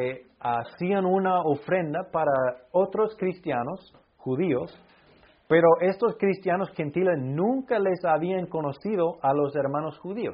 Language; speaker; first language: Spanish; non-native, fluent; English